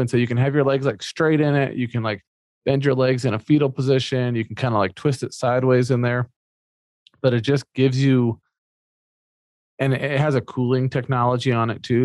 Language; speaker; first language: English; native; English